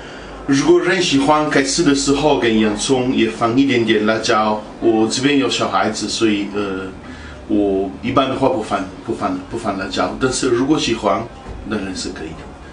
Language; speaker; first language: Chinese; non-native, fluent; Italian